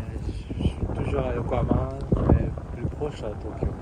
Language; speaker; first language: French; non-native, learner; Japanese